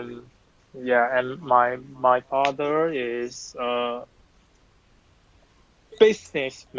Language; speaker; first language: English; non-native, learner; Chinese